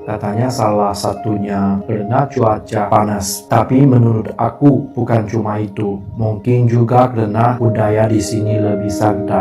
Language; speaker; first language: Indonesian; non-native, fluent; Chinese